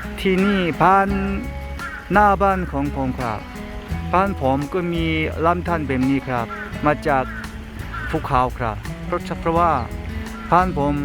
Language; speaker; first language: Thai; non-native, learner; Korean